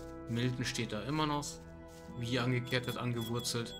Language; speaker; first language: German; native; German